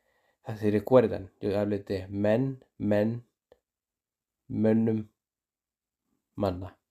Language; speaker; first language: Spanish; non-native, fluent; Icelandic